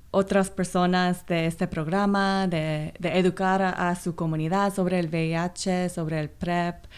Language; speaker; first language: Spanish; non-native, fluent; Korean